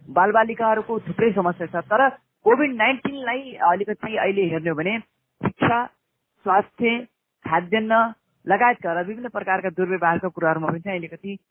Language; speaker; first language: Nepali; non-native, local second language; Awadhi